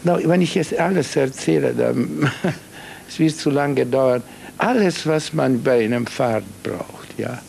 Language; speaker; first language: German; non-native, fluent; Hungarian